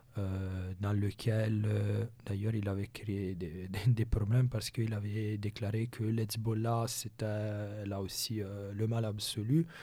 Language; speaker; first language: French; non-native, local second language; Italian